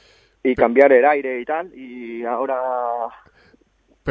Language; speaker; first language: Spanish; non-native, learner; Japanese